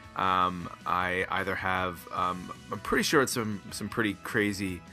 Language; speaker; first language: English; native; English